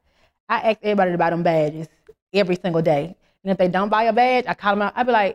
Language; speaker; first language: English; native; English